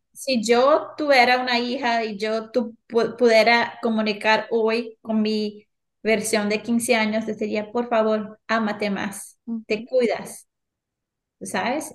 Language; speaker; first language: Spanish; non-native, fluent; Portuguese